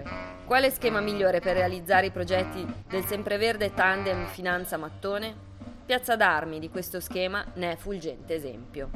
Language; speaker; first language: Italian; native; Italian